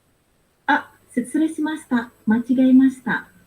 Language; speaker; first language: Japanese; non-native, fluent; Indonesian